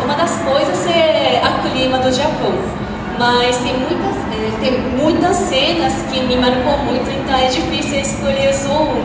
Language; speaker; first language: Portuguese; non-native, fluent; Japanese